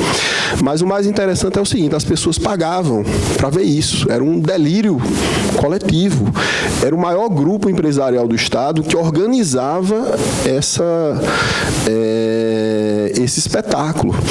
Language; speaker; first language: Portuguese; native; Portuguese